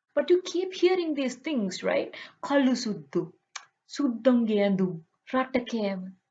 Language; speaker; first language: English; non-native, local second language; Sinhala